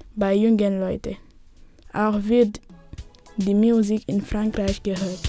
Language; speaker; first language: German; non-native, learner; Wolof